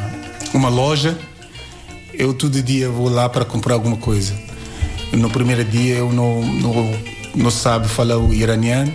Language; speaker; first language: Portuguese; non-native, learner; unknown